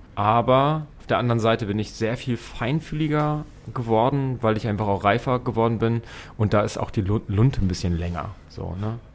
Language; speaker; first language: German; native; German